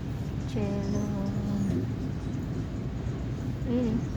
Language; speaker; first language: Italian; non-native, fluent; Filipino